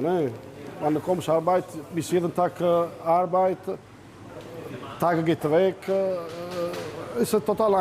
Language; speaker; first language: German; non-native, learner; Italian